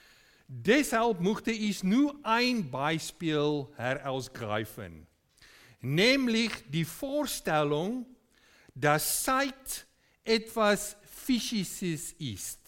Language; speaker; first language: German; non-native, fluent; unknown